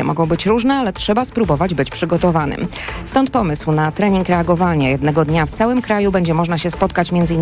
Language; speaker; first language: Polish; native; Polish